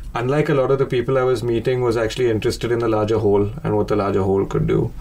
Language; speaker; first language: English; non-native, local second language; Hindi